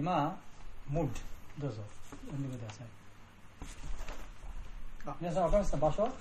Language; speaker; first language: Japanese; non-native, learner; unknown